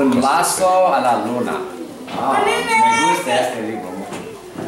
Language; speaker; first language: Spanish; non-native, learner; English